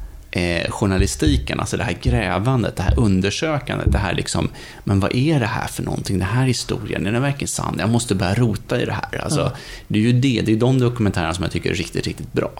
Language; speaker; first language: Swedish; native; Swedish